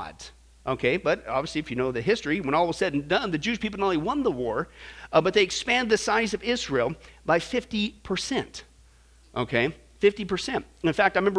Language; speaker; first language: English; native; English